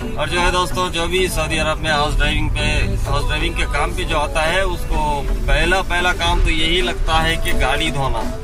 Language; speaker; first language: Urdu; native; Urdu